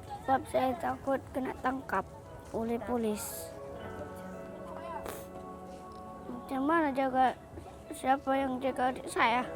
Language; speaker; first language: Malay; early bilingual, other home language; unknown